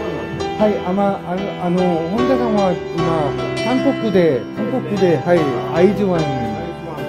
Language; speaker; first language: Japanese; non-native, learner; Korean